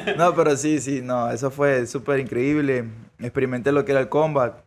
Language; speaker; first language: Spanish; native; Spanish